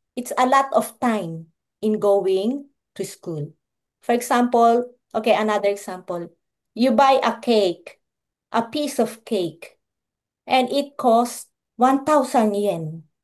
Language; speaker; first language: English; non-native, local second language; Filipino